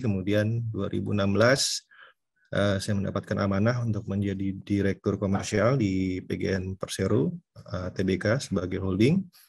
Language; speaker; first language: Indonesian; native; Indonesian